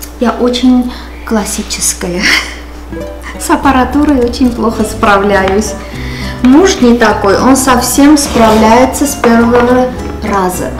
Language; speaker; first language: Russian; non-native, local second language; Armenian